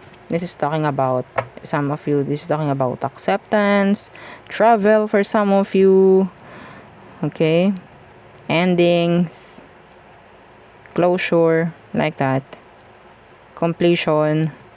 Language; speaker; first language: English; non-native, local second language; Filipino